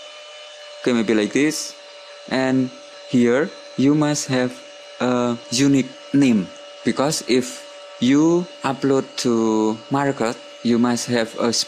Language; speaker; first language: English; non-native, learner; Indonesian